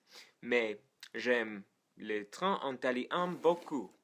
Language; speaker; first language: French; non-native, learner; English